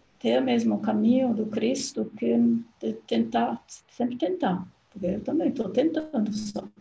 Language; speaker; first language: Portuguese; non-native, fluent; German